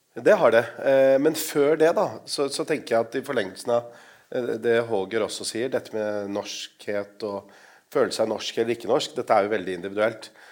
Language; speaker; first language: Norwegian; non-native, local second language; Urdu